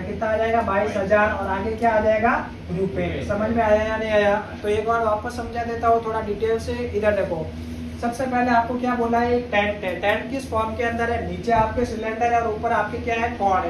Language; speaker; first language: Hindi; native; Hindi